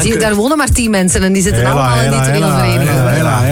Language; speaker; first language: Dutch; native; Dutch